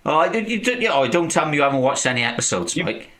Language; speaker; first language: English; native; English